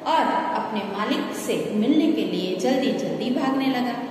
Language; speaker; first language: Hindi; non-native, local second language; Gujarati